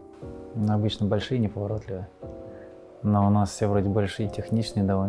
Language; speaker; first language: Russian; native; Russian